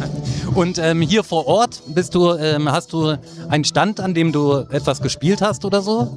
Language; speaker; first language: German; native; German